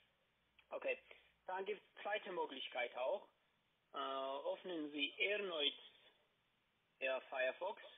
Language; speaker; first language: German; non-native, learner; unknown